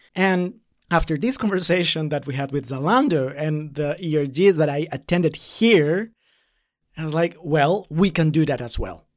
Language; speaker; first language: English; non-native, fluent; Spanish